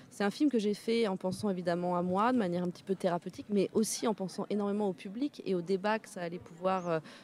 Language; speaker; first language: French; native; French